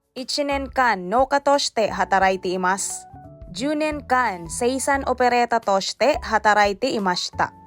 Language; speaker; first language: Japanese; non-native, learner; Filipino